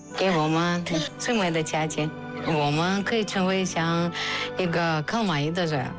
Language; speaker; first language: Chinese; non-native, fluent; Russian